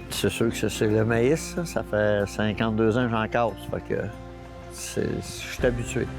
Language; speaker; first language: French; native; French